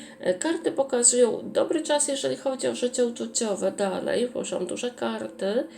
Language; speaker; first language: Polish; native; Polish